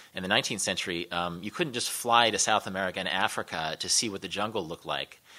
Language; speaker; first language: English; native; English